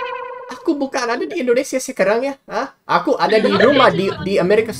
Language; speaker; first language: Indonesian; non-native, learner; English